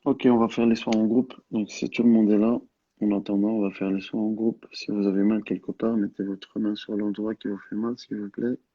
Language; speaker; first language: French; non-native, local second language; Arabic